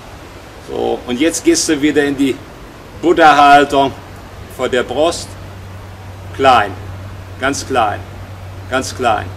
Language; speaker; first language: German; native; German